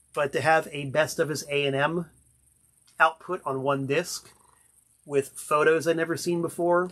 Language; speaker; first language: English; native; English